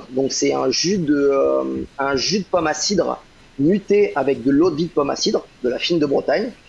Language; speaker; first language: French; native; French